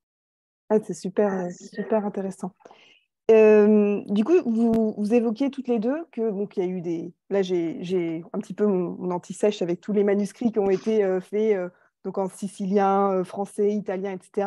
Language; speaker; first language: French; native; French